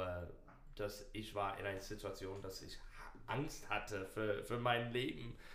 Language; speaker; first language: German; non-native, learner; English